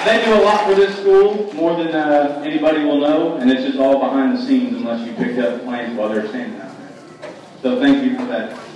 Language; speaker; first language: English; native; English